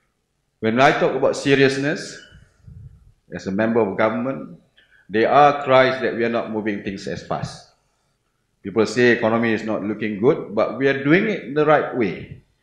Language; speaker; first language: English; non-native, local second language; Malay